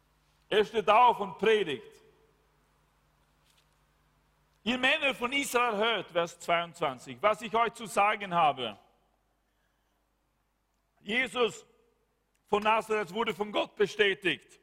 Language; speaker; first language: German; non-native, fluent; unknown